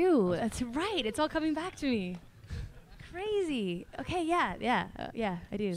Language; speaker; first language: English; native; English